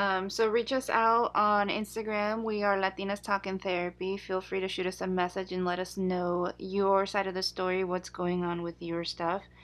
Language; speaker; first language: English; early bilingual, other home language; Spanish